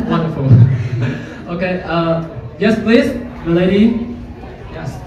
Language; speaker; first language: English; non-native, fluent; Vietnamese